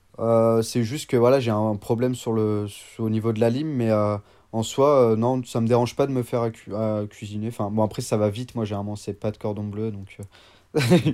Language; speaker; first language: French; native; French